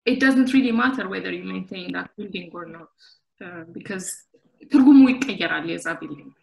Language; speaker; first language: English; non-native, local second language; Amharic